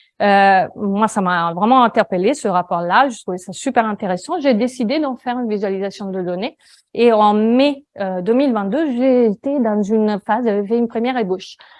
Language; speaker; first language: French; non-native, fluent; Italian